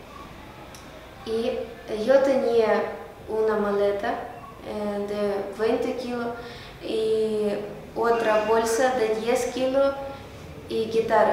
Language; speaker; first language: Spanish; non-native, learner; Ukrainian